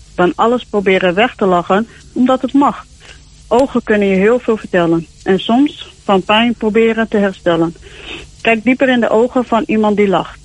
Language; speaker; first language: Dutch; early bilingual, other home language; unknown